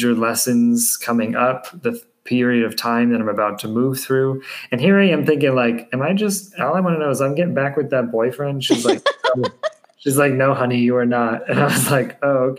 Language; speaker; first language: English; native; English